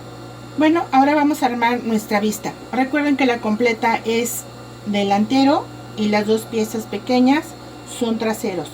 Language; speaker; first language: Spanish; native; Spanish